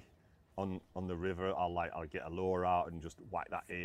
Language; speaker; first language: English; native; English